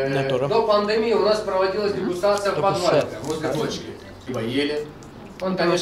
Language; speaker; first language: Russian; non-native, fluent; Turkish